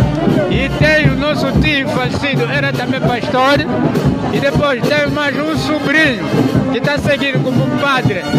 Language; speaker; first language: Portuguese; non-native, learner; Lingala